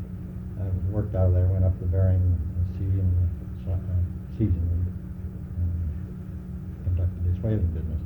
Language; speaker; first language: English; native; English